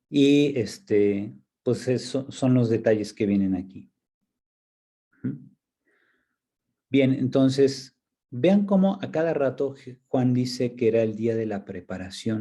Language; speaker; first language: Spanish; native; Spanish